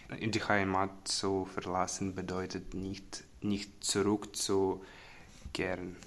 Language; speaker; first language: German; non-native, learner; Ukrainian